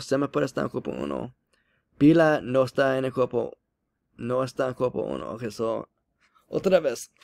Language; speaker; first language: Spanish; non-native, learner; English